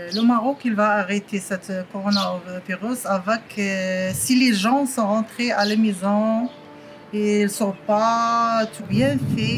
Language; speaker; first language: French; non-native, local second language; Arabic